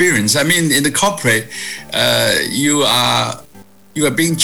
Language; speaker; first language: English; non-native, local second language; Cantonese